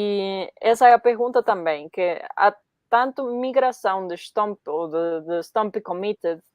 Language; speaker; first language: Portuguese; non-native, fluent; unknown